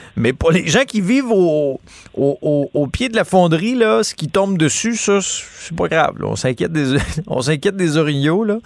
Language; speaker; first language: French; native; French